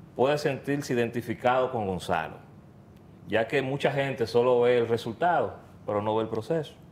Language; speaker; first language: Spanish; native; Spanish